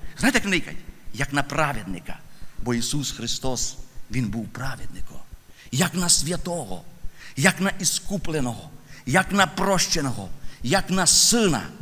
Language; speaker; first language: Ukrainian; native; Ukrainian